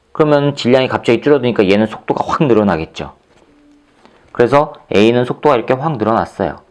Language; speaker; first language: Korean; native; Korean